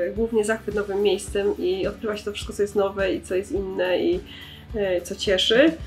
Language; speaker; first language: Polish; native; Polish